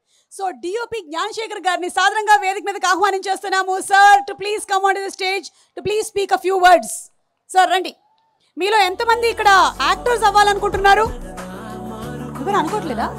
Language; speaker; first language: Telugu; native; Telugu